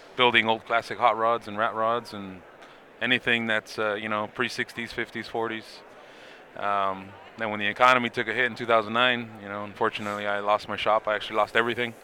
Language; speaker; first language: English; native; English